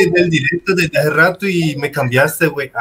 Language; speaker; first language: Spanish; native; Spanish